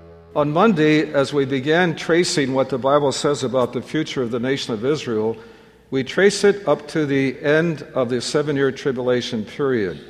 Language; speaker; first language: English; native; English